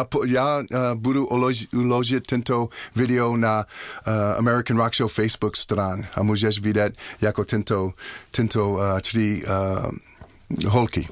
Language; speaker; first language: Czech; non-native, learner; English